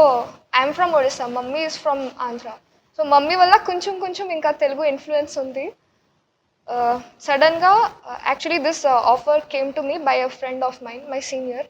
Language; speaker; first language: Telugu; non-native, learner; Odia